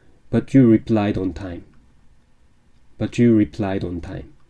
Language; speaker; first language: English; non-native, fluent; Korean